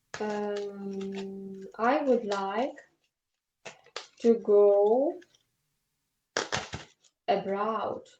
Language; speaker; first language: English; non-native, learner; Ukrainian